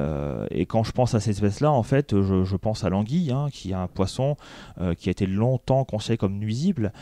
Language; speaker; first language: French; native; French